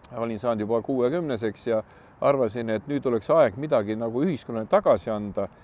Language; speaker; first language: Estonian; native; Estonian